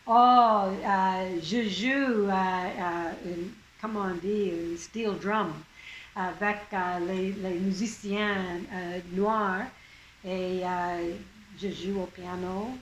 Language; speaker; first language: French; non-native, local second language; English